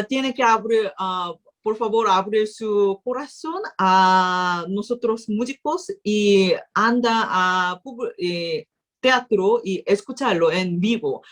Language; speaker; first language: Spanish; non-native, learner; Korean